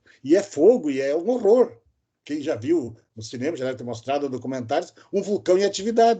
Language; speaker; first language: Portuguese; native; Portuguese